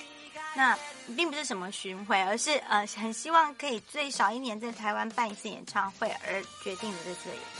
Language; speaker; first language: Chinese; native; Chinese